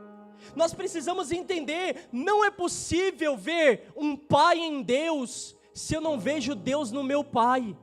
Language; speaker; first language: Portuguese; native; Portuguese